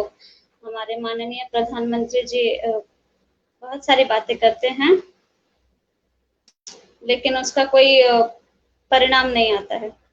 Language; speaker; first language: Hindi; native; Hindi